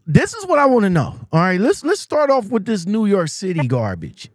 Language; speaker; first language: English; native; English